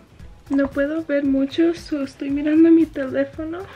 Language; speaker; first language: Spanish; early bilingual, heritage; Spanish